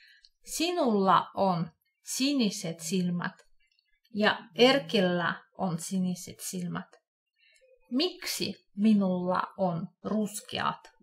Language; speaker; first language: Finnish; non-native, fluent; Russian